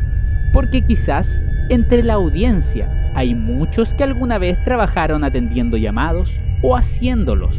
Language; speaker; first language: Spanish; native; Spanish